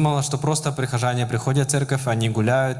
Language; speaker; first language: Russian; native; Russian